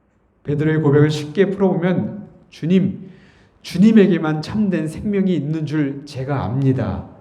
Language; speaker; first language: Korean; native; Korean